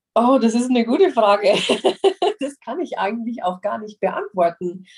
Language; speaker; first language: German; non-native, fluent; English